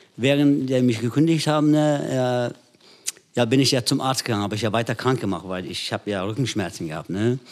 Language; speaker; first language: German; non-native, fluent; Turkish